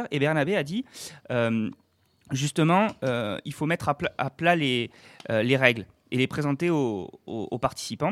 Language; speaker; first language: French; native; French